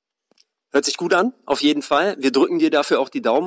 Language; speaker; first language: German; native; German